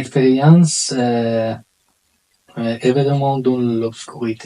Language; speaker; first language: French; non-native, learner; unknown